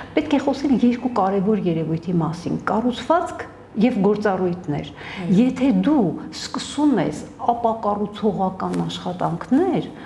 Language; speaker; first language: Armenian; native; Armenian